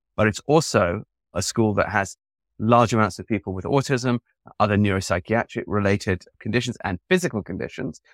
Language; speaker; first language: English; native; English